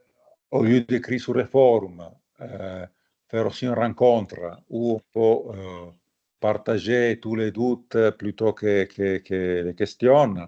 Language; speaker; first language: French; non-native, fluent; Italian